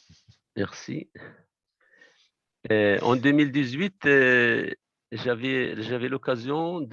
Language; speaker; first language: French; non-native, local second language; Arabic